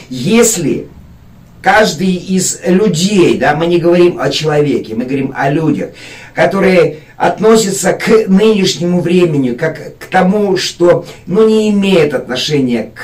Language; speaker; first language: Russian; native; Russian